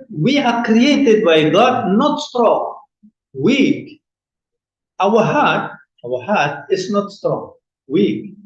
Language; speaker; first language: English; non-native, fluent; Indonesian